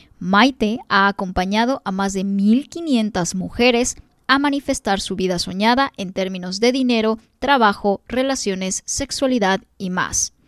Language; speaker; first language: Spanish; native; Spanish